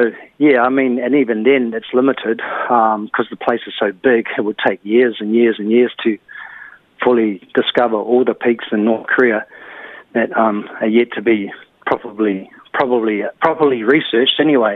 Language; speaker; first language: English; native; English